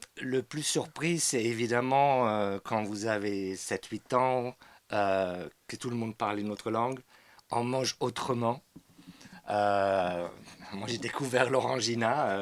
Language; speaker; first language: French; non-native, fluent; German